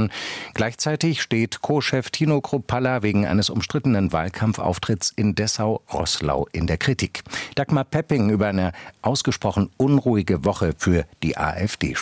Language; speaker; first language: German; native; German